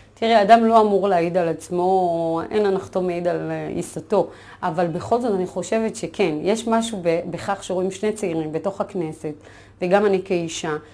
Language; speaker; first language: Hebrew; early bilingual, other home language; Amharic